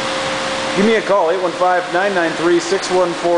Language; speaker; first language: English; native; English